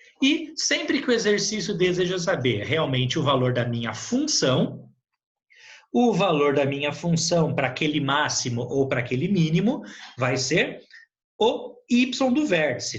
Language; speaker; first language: Portuguese; native; Portuguese